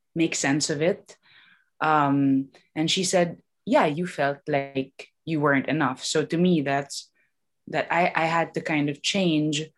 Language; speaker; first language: English; non-native, local second language; Filipino